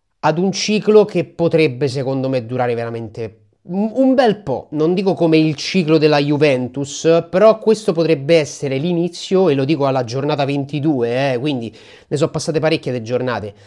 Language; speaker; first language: Italian; native; Italian